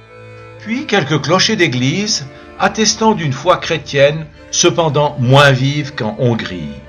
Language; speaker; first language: French; native; French